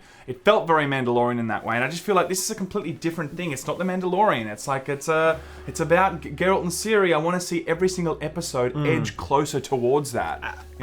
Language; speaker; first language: English; native; English